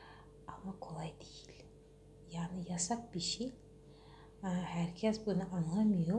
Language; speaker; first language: Turkish; non-native, fluent; Russian